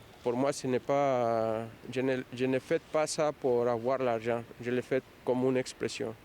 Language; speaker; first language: French; non-native, fluent; Spanish